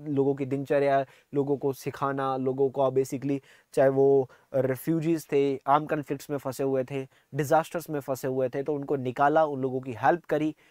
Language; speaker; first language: Hindi; non-native, local second language; Punjabi